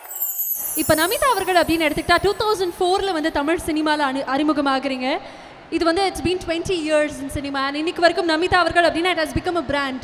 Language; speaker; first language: Tamil; native; Tamil